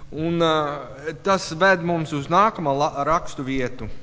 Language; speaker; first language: Latvian; non-native, learner; English